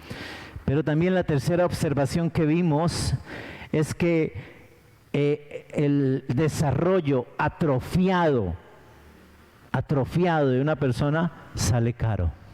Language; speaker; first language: Spanish; native; Spanish